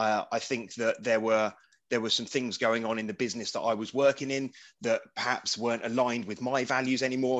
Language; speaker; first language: English; native; English